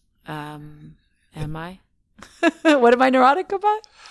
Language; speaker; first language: English; native; English